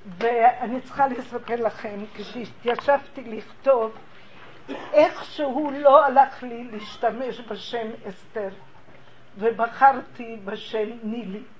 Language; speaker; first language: Hebrew; early bilingual, other home language; Hungarian